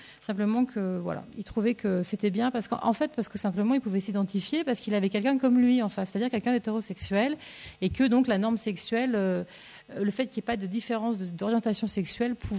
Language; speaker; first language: French; native; French